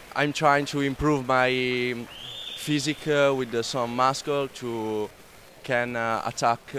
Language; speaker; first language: English; non-native, learner; Italian